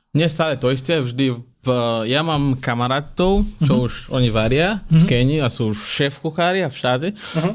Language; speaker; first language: Slovak; non-native, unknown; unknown